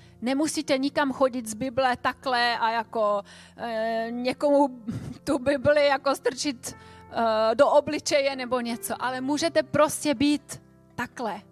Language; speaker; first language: Czech; non-native, fluent; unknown